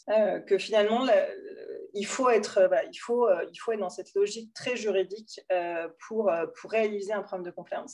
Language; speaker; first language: French; native; French